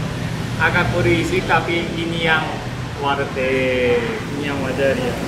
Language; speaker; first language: Indonesian; non-native, learner; Korean